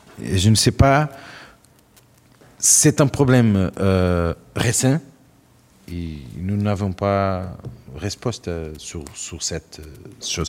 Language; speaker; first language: French; non-native, learner; Portuguese